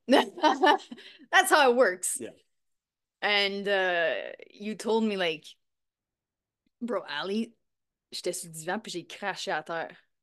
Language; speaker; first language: French; native; French